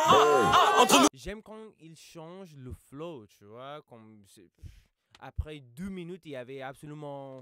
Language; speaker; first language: French; non-native, fluent; English